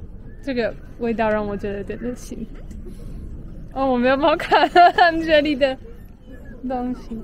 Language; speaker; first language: Chinese; non-native, fluent; Polish